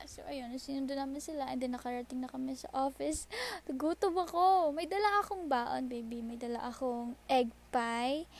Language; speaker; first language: Filipino; native; Filipino